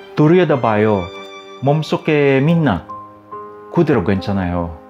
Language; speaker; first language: Korean; non-native, learner; Filipino